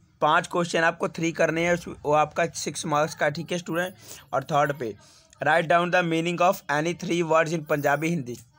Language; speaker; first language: Hindi; non-native, local second language; Punjabi